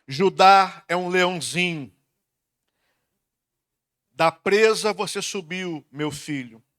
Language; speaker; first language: Portuguese; native; Portuguese